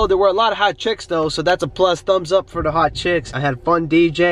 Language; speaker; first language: English; native; English